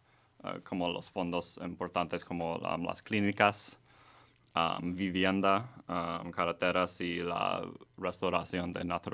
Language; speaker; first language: Spanish; non-native, learner; English